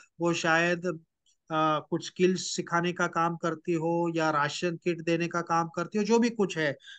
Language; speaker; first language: Hindi; non-native, local second language; Marathi